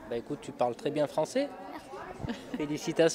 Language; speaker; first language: French; native; French